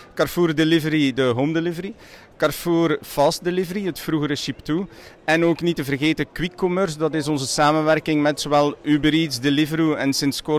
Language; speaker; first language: Dutch; native; Dutch